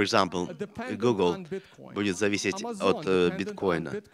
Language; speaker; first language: Russian; native; Russian